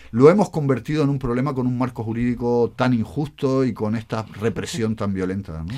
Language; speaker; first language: Spanish; native; Spanish